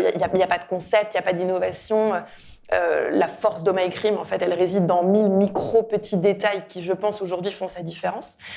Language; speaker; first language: French; native; French